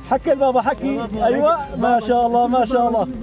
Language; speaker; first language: Arabic; native; Arabic